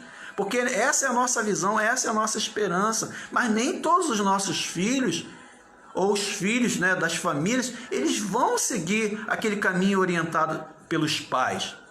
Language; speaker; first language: Portuguese; native; Portuguese